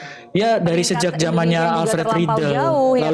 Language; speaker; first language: Indonesian; native; Indonesian